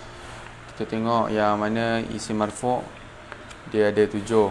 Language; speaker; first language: Malay; native; Malay